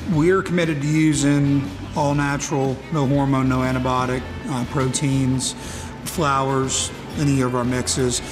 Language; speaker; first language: English; native; English